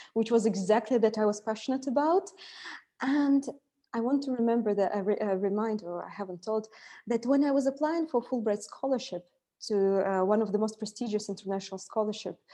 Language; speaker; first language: English; non-native, fluent; Russian